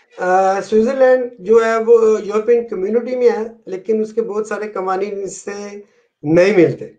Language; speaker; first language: Urdu; non-native, local second language; Punjabi